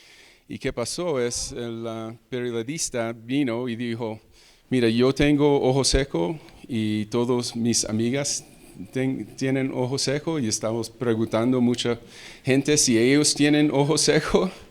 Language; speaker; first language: Spanish; early bilingual, heritage; English